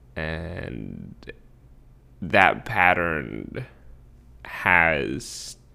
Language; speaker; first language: English; early bilingual, other home language; Spanish